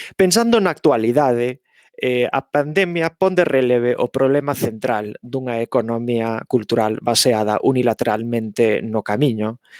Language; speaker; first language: Galician; non-native, fluent; English